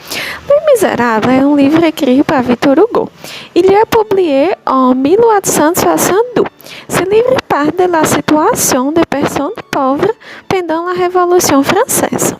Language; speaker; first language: French; non-native, learner; Portuguese